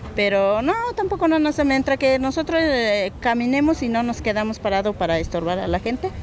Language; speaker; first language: Spanish; native; Spanish